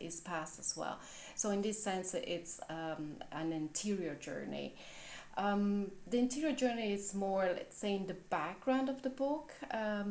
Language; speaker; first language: English; non-native, fluent; Italian